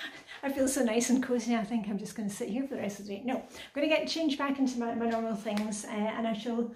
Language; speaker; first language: English; native; English